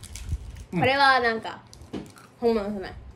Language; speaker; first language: Japanese; early bilingual, heritage; English